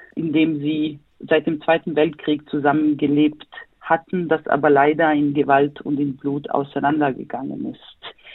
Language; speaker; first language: German; non-native, fluent; Bosnian